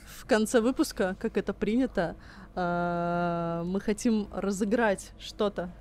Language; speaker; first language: Russian; native; Russian